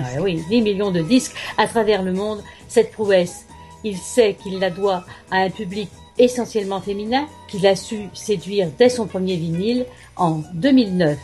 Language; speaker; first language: French; native; French